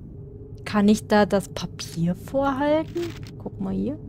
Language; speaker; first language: German; native; German